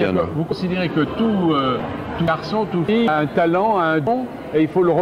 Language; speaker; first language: French; native; French